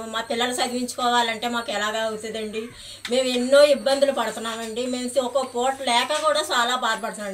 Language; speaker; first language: Telugu; native; Telugu